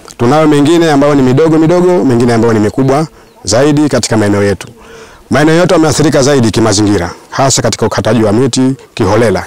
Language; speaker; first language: Swahili; native; Swahili